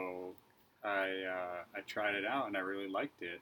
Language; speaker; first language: English; native; English